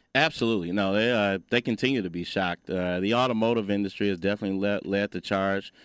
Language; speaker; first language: English; native; English